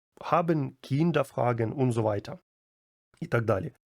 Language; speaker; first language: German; non-native, fluent; Ukrainian